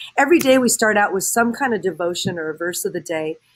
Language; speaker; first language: English; native; English